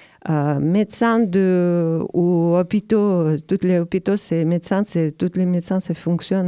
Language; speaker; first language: French; non-native, learner; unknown